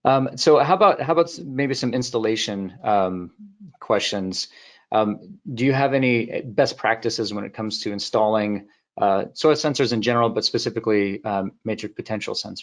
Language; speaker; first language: English; native; English